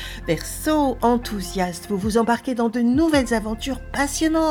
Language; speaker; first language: French; native; French